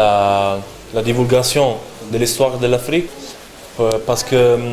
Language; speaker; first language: French; non-native, fluent; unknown